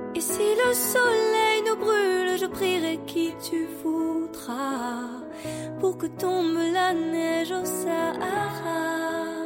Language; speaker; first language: French; native; French